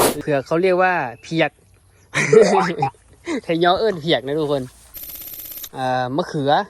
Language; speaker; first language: Thai; non-native, local second language; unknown